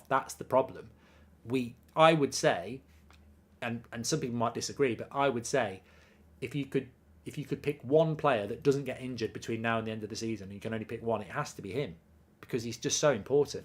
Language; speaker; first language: English; native; English